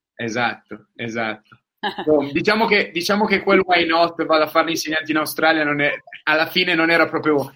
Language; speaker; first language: Italian; native; Italian